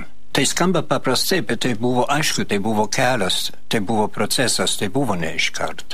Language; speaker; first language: Lithuanian; non-native, fluent; German